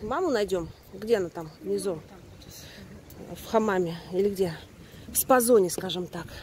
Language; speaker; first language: Russian; native; Russian